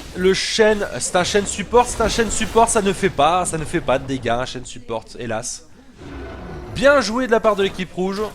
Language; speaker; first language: French; native; French